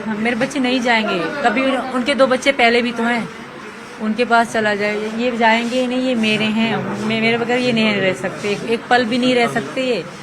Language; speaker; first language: Urdu; non-native, local second language; Sindhi